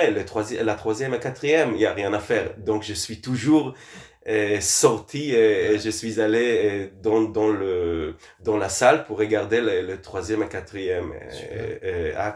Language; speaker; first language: French; non-native, fluent; Hebrew